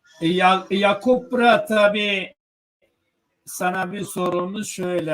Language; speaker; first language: Turkish; non-native, local second language; Zaza